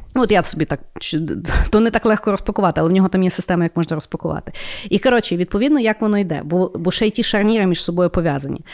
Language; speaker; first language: Ukrainian; native; Ukrainian